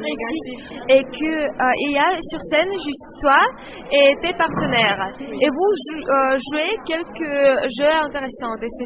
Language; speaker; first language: French; non-native, fluent; Russian